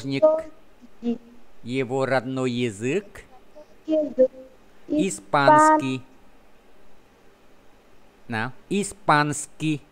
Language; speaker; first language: Russian; non-native, fluent; Vietnamese